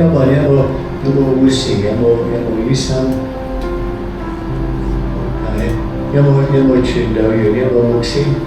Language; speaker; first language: Cantonese; non-native, fluent; English